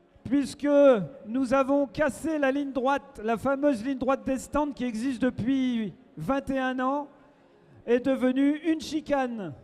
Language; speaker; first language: French; native; French